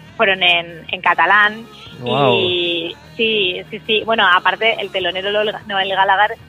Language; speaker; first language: Spanish; native; Spanish